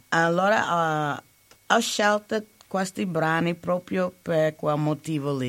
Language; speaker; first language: Italian; non-native, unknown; English